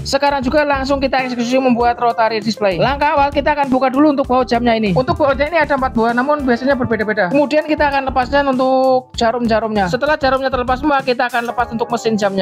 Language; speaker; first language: Indonesian; native; Indonesian